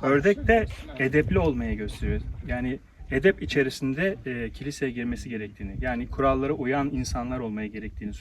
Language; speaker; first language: Turkish; native; Turkish